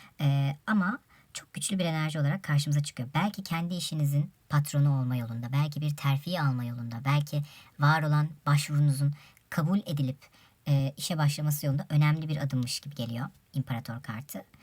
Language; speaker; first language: Turkish; native; Turkish